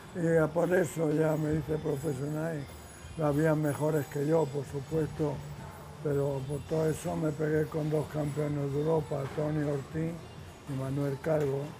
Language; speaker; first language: Spanish; native; Spanish